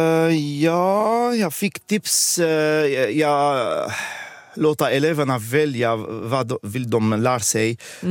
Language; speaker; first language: Swedish; non-native, learner; Arabic